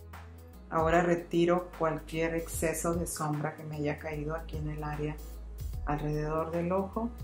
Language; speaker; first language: Spanish; native; Spanish